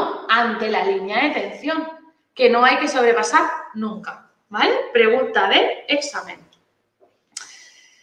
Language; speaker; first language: Spanish; native; Spanish